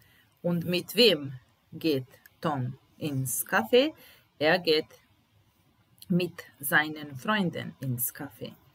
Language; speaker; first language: German; non-native, fluent; Italian